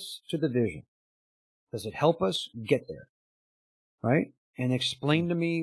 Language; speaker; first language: English; native; English